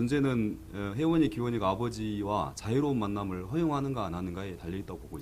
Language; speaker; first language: Korean; native; Korean